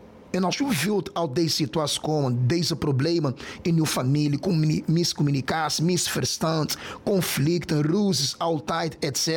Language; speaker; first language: Dutch; non-native, fluent; Portuguese